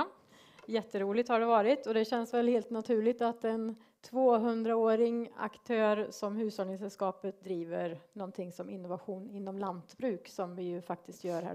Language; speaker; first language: Swedish; native; Swedish